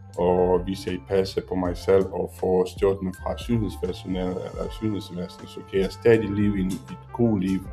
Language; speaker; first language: Danish; non-native, learner; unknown